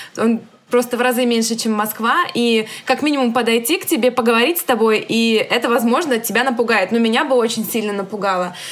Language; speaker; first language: Russian; native; Russian